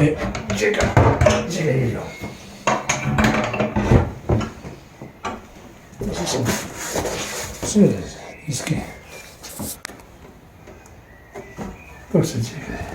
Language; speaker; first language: Chinese; non-native, fluent; Italian